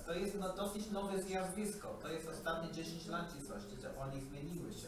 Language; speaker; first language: Polish; non-native, learner; English